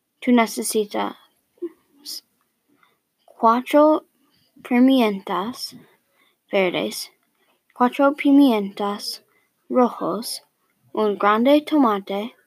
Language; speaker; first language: Spanish; non-native, learner; English